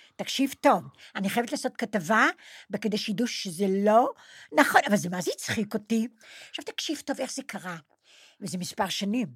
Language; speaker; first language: Hebrew; non-native, fluent; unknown